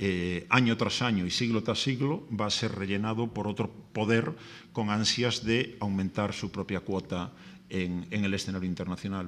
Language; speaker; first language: Spanish; native; Spanish